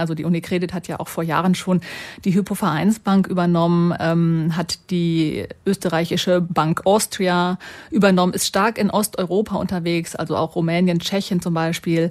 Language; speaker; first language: German; native; German